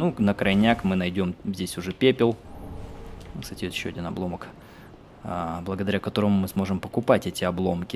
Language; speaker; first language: Russian; native; Russian